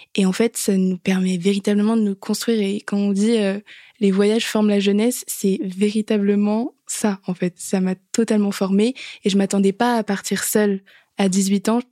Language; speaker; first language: French; native; French